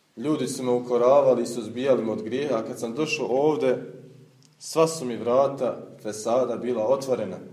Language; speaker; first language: Bosnian; native; Bosnian